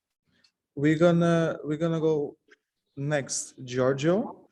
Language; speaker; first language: English; non-native, fluent; Portuguese